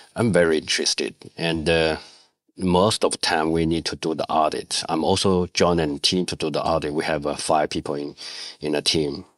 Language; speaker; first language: English; non-native, learner; Chinese